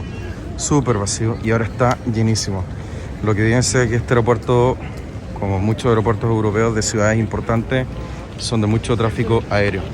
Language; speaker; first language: Spanish; native; Spanish